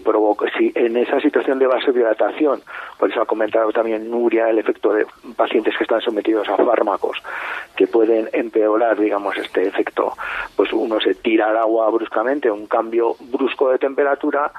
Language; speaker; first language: Spanish; native; Spanish